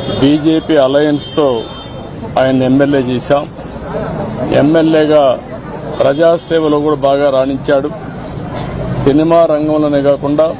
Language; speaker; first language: Telugu; native; Telugu